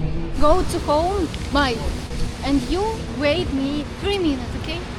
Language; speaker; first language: English; non-native, learner; Russian